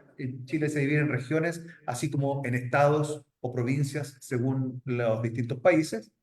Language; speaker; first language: Spanish; native; Spanish